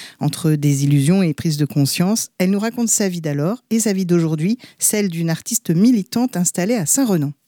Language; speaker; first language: French; native; French